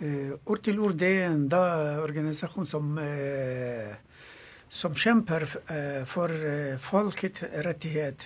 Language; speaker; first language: Swedish; non-native, fluent; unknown